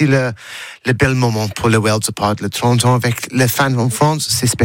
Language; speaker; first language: French; non-native, learner; English